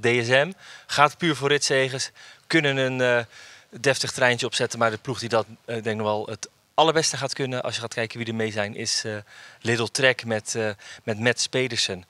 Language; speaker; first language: Dutch; native; Dutch